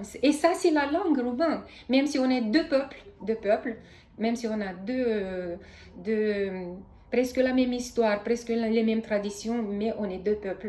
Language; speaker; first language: French; non-native, fluent; Romanian